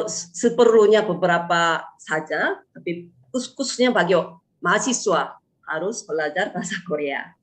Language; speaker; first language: Indonesian; non-native, fluent; Korean